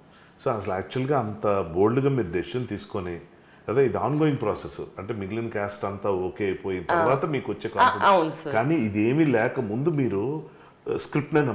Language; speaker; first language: Telugu; native; Telugu